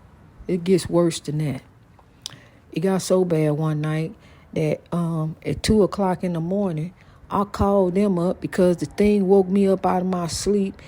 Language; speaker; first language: English; native; English